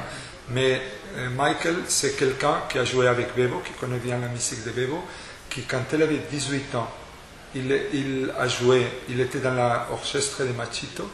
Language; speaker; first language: French; non-native, fluent; Spanish